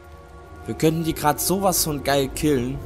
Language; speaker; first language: German; native; German